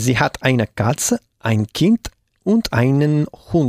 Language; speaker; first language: German; non-native, learner; Spanish